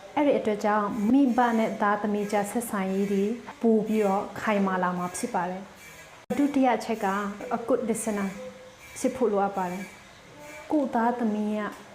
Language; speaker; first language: Burmese; non-native, local second language; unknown